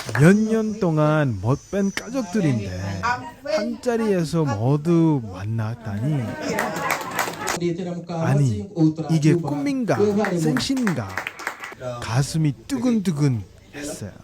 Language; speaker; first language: Korean; non-native, fluent; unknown